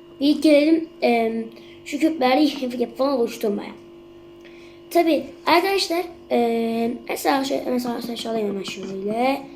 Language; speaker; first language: Turkish; native; Turkish